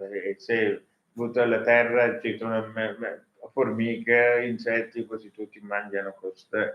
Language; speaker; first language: Italian; non-native, learner; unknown